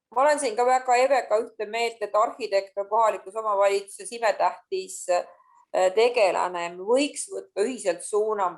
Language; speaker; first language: Estonian; native; Estonian